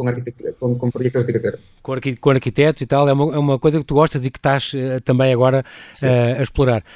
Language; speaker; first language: Portuguese; non-native, learner; Spanish